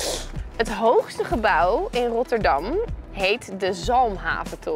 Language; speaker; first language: Dutch; native; Dutch